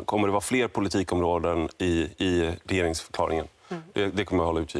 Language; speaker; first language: Swedish; native; Swedish